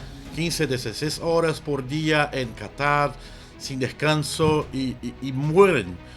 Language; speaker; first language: Spanish; non-native, fluent; Portuguese